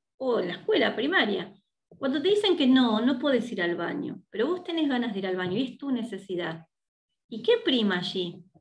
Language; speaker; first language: Spanish; native; Spanish